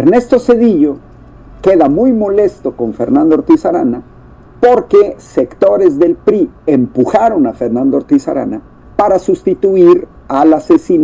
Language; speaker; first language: Spanish; native; Spanish